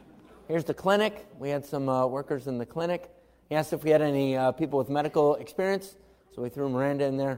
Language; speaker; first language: English; native; English